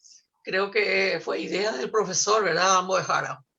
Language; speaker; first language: Spanish; native; Spanish